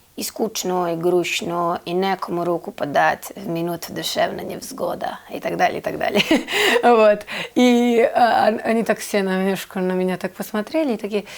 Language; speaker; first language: Russian; non-native, fluent; Serbian